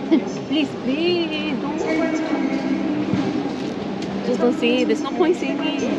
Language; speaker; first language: English; non-native, learner; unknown